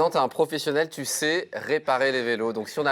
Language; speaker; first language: French; native; French